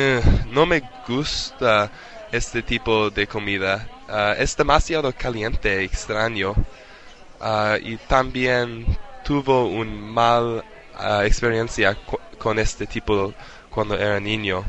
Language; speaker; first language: Spanish; non-native, learner; English